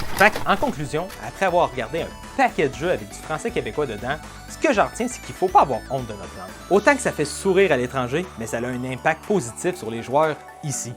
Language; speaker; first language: French; native; French